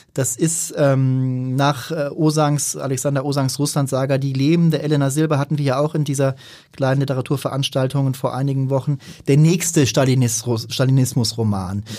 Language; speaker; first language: German; native; German